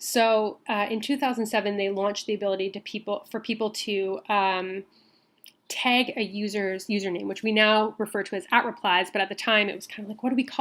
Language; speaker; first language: English; native; English